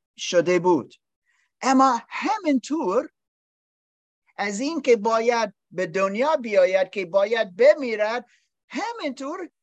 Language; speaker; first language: Persian; non-native, learner; English